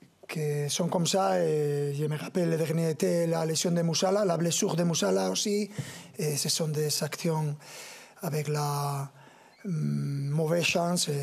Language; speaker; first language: French; non-native, fluent; Spanish